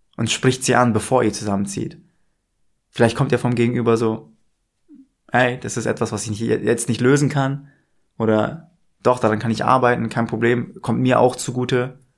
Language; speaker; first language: German; native; German